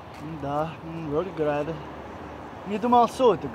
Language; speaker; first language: Russian; non-native, learner; English